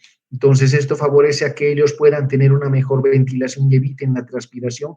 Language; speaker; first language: Spanish; native; Spanish